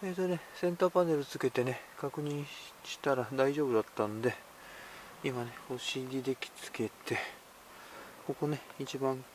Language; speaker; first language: Japanese; native; Japanese